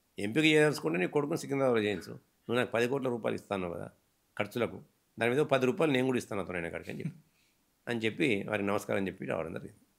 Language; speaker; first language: Telugu; native; Telugu